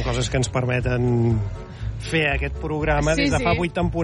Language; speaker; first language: Catalan; native; Catalan